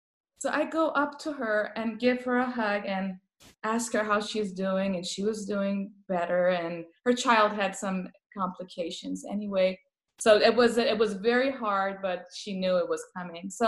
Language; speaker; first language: English; non-native, fluent; Persian